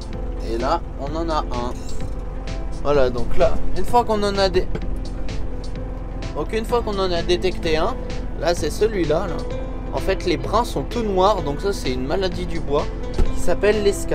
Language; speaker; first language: French; native; French